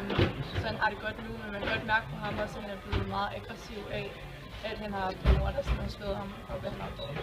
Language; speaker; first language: Danish; native; Danish